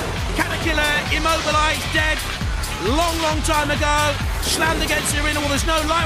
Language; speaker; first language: English; native; English